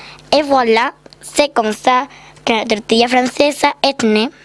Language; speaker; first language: French; non-native, learner; Spanish